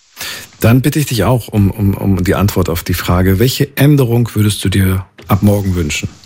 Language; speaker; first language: German; native; German